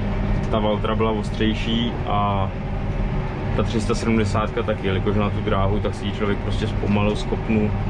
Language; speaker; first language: Czech; native; Czech